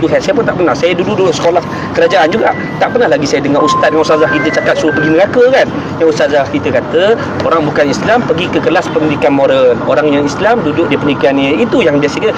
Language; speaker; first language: Malay; native; Malay